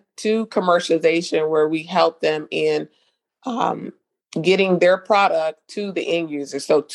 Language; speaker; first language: English; native; English